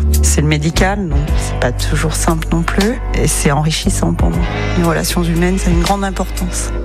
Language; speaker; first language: French; native; French